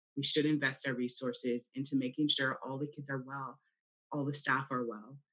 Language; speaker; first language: English; native; English